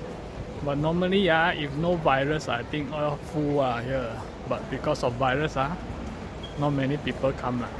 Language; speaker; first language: English; non-native, local second language; Chinese